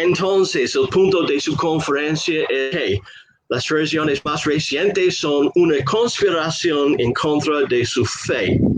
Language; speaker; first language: Spanish; non-native, fluent; English